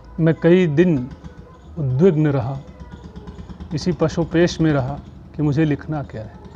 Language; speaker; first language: Hindi; native; Hindi